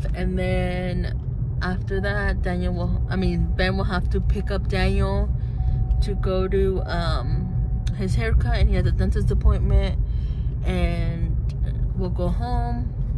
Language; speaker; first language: English; early bilingual, other home language; Spanish